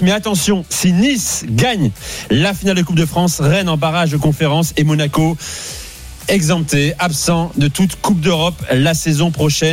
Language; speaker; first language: French; native; French